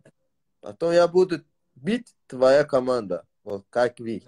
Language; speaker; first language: Russian; non-native, learner; Tajik